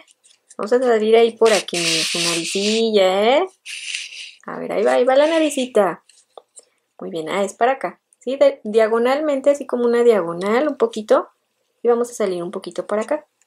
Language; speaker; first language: Spanish; native; Spanish